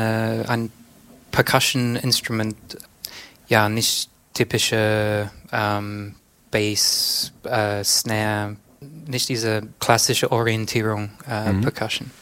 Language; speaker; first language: German; non-native, learner; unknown